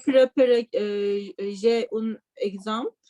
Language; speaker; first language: French; non-native, learner; Turkish